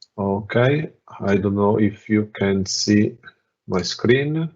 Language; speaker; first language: English; non-native, learner; Italian